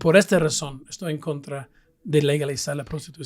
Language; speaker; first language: Spanish; non-native, fluent; English